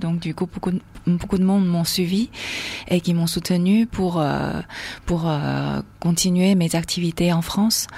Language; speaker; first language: French; non-native, fluent; Chinese